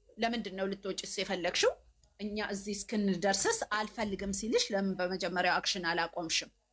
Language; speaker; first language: Amharic; native; Amharic